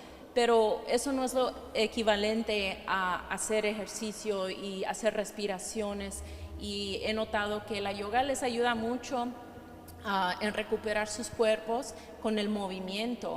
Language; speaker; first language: Spanish; early bilingual, heritage; Spanish